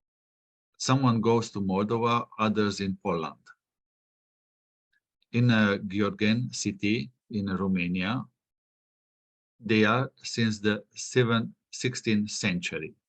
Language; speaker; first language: English; non-native, fluent; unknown